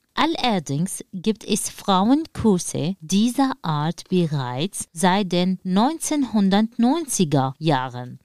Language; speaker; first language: German; non-native, fluent; Arabic